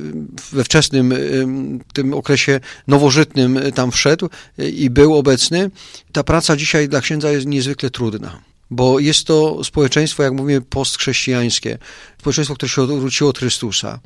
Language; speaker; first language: Polish; native; Polish